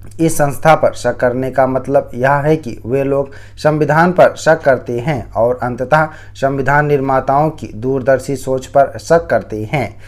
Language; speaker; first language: Hindi; native; Hindi